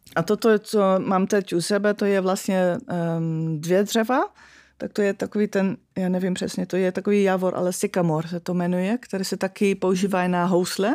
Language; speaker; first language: Czech; non-native, fluent; Dutch